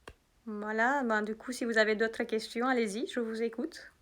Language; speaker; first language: French; native; French